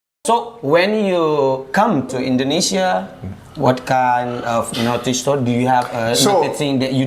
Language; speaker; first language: English; non-native, learner; Indonesian